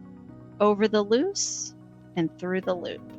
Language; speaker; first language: English; native; English